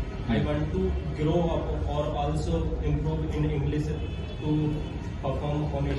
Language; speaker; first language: English; non-native, learner; Hindi